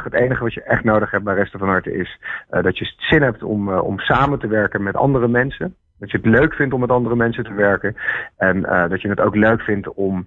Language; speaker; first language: Dutch; native; Dutch